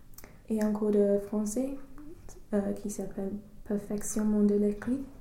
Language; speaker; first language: French; non-native, fluent; English